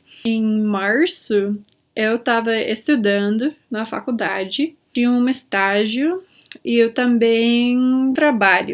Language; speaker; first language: Portuguese; early bilingual, heritage; Portuguese